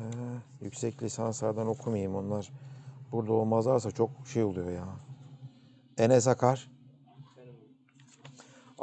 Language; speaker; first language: Turkish; native; Turkish